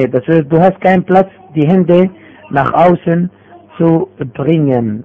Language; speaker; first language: German; non-native, fluent; Arabic